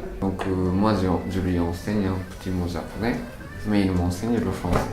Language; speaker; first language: French; non-native, learner; Japanese